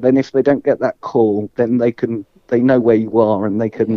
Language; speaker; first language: English; native; English